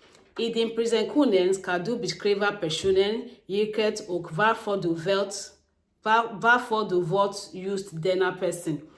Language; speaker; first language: Swedish; non-native, learner; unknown